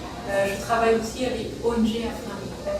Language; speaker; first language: French; non-native, fluent; Persian